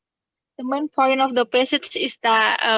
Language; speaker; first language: English; non-native, learner; Indonesian